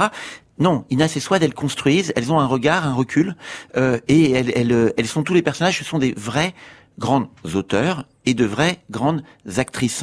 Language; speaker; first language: French; native; French